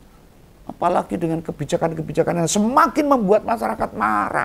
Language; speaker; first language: Indonesian; native; Indonesian